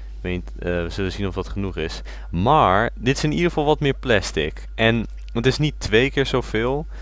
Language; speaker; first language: Dutch; native; Dutch